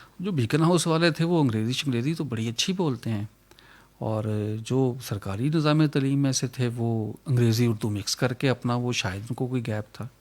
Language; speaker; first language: Urdu; non-native, local second language; Punjabi